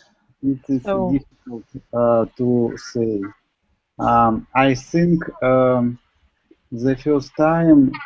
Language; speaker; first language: English; non-native, learner; Russian